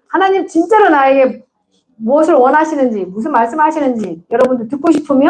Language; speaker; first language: Korean; native; Korean